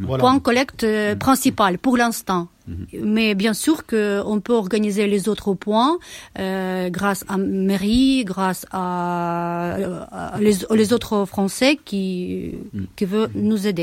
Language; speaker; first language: French; non-native, learner; Ukrainian